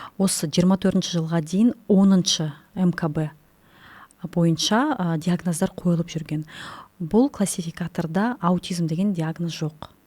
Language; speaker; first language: Kazakh; non-native, local second language; Russian